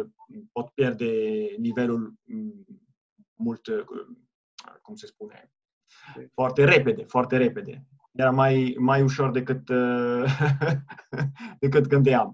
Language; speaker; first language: Romanian; non-native, fluent; Italian